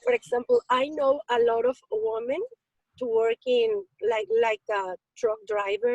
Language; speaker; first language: English; non-native, learner; Spanish